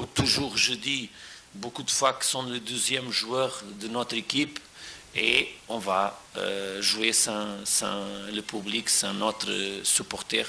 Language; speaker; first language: French; non-native, fluent; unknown